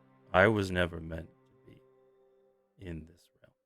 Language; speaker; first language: English; native; English